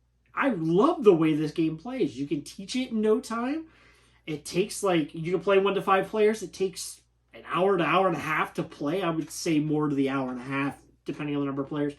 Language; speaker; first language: English; native; English